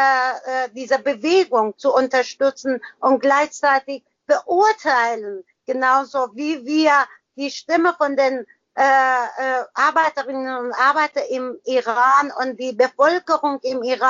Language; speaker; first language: German; non-native, learner; Persian